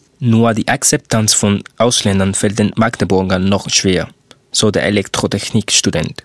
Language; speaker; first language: German; non-native, fluent; Spanish